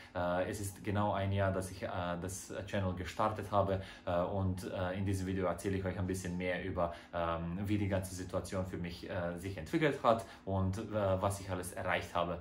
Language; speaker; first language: German; non-native, fluent; Croatian